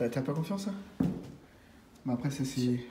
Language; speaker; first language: French; native; French